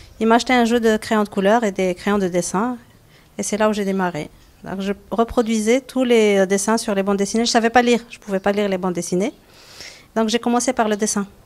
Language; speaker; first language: French; non-native, local second language; Arabic